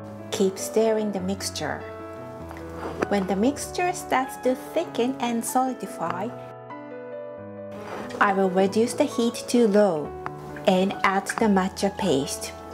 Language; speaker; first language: English; non-native, fluent; Japanese